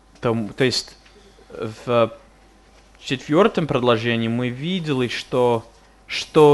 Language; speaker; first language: Russian; non-native, fluent; English